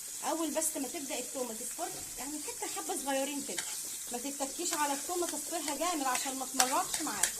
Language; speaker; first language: Arabic; native; Arabic